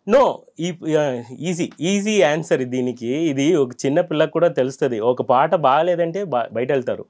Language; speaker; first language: Telugu; non-native, fluent; Tamil